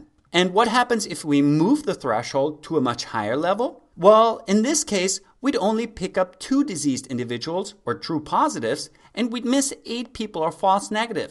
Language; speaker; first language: English; native; English